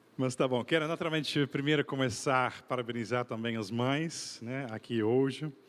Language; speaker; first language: Portuguese; non-native, fluent; Dutch